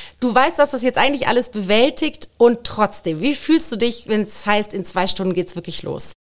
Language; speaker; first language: German; native; German